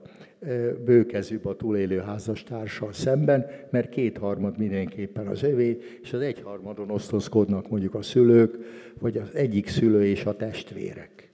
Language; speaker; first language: Hungarian; native; Hungarian